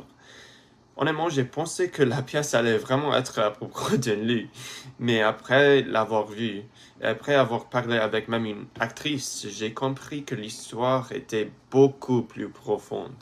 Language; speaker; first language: French; non-native, learner; English